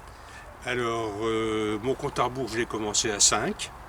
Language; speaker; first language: French; native; French